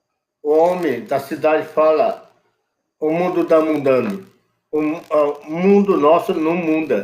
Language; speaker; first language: Portuguese; non-native, local second language; Yanomámi